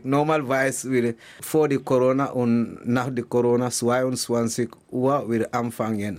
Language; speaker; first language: German; non-native, learner; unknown